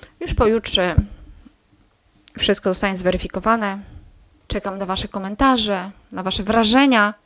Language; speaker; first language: Polish; native; Polish